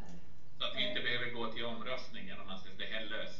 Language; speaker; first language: Swedish; non-native, fluent; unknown